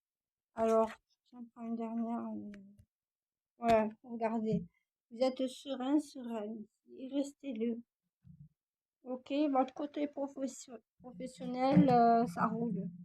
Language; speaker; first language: French; native; French